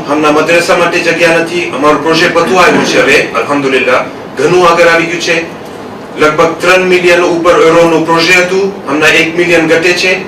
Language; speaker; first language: Gujarati; early bilingual, heritage; Gujarati